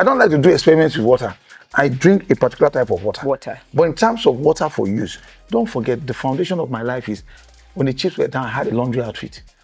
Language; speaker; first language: English; non-native, local second language; Igbo